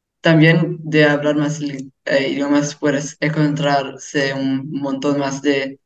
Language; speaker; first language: Spanish; early bilingual, heritage; English